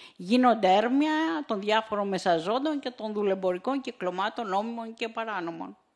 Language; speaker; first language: Greek; native; Greek